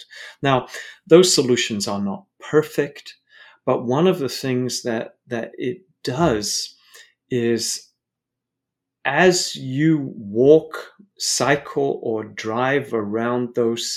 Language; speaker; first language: English; native; English